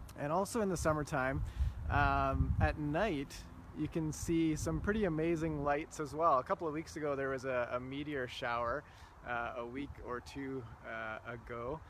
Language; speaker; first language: English; native; English